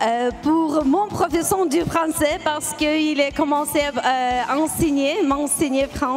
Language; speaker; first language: French; non-native, learner; Ukrainian